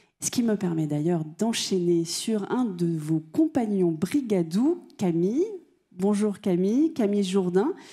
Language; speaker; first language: French; native; French